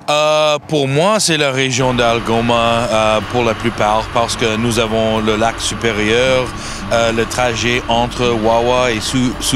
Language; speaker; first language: French; non-native, learner; English